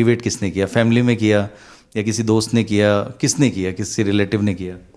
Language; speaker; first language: Hindi; native; Hindi